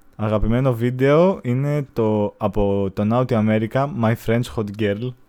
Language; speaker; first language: Greek; native; Greek